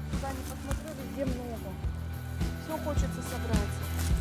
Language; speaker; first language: Russian; native; Russian